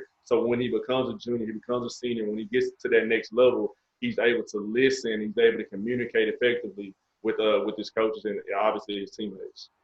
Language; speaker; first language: English; native; English